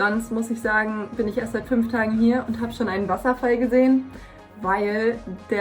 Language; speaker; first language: German; native; German